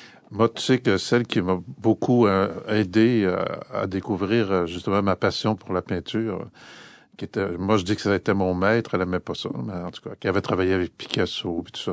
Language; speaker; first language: French; native; French